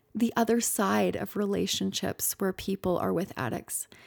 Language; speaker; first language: English; native; English